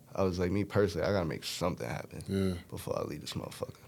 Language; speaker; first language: English; native; English